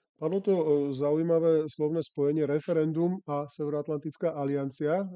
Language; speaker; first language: Slovak; native; Slovak